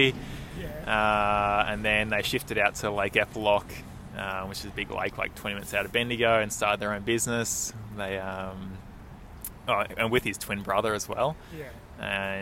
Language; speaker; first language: English; native; English